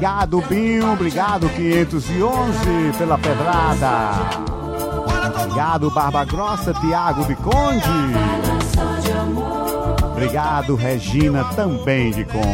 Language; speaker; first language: Portuguese; native; Portuguese